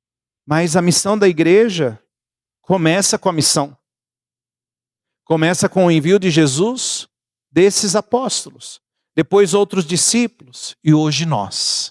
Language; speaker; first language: Portuguese; native; Portuguese